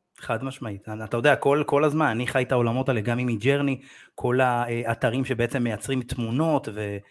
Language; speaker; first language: Hebrew; native; Hebrew